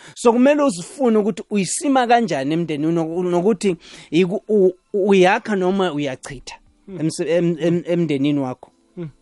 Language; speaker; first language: Zulu; non-native, local second language; Venda